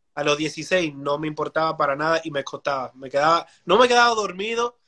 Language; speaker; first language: Spanish; early bilingual, heritage; Spanish